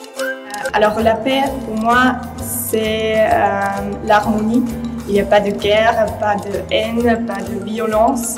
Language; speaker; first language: French; non-native, fluent; German